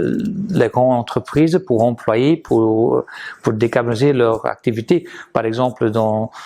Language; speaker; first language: French; non-native, fluent; Dutch